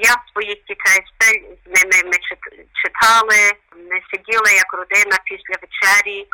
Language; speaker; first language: Ukrainian; early bilingual, heritage; Ukrainian